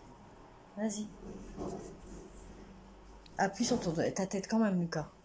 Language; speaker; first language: French; native; French